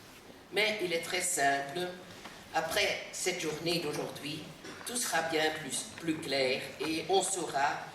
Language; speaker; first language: French; non-native, fluent; Dutch